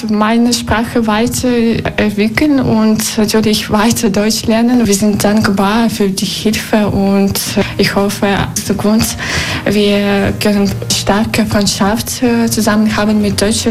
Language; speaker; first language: German; non-native, learner; Ukrainian